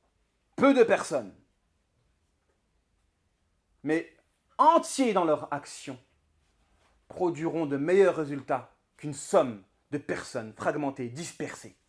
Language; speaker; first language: French; native; French